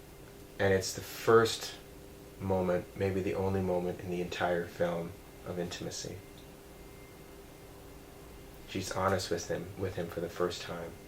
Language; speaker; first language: English; native; English